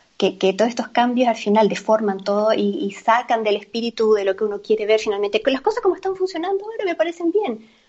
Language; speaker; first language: Spanish; native; Spanish